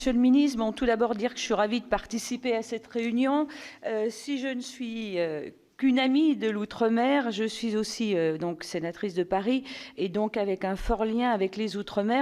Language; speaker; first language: French; native; French